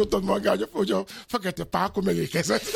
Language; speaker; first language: Hungarian; non-native, learner; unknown